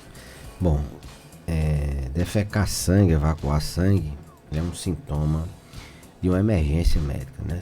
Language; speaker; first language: Portuguese; native; Portuguese